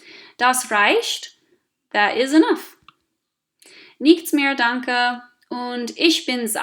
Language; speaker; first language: German; non-native, fluent; English